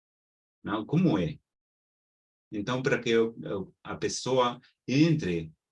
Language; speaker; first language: Portuguese; non-native, fluent; Spanish